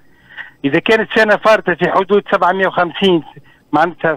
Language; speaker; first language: Arabic; native; Arabic